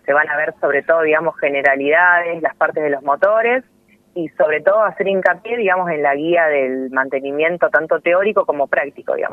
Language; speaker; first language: Spanish; native; Spanish